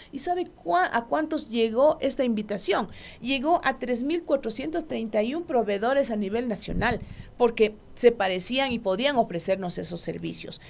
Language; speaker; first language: Spanish; non-native, local second language; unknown